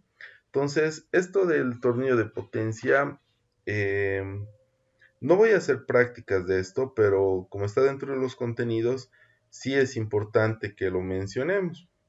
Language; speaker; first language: Spanish; native; Spanish